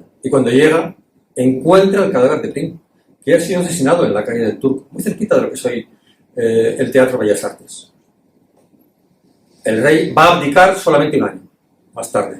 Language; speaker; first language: Spanish; native; Spanish